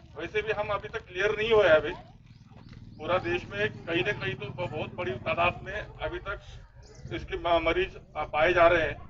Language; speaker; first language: Hindi; non-native, local second language; Marathi